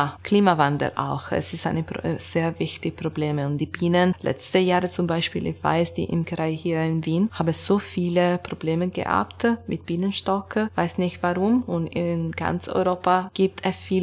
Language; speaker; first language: German; non-native, learner; Italian